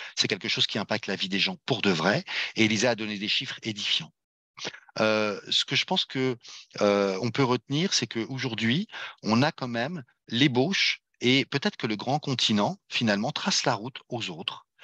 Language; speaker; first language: French; native; French